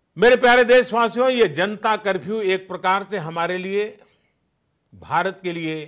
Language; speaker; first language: Hindi; native; Hindi